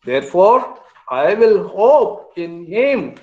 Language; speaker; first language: English; non-native, local second language; Telugu